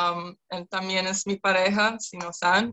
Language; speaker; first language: Spanish; non-native, fluent; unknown